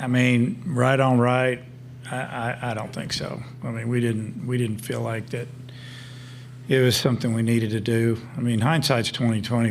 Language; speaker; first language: English; native; English